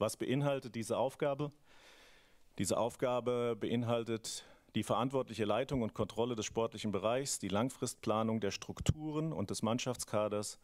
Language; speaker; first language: German; native; German